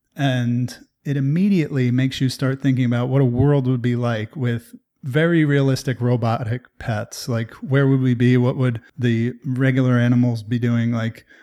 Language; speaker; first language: English; native; English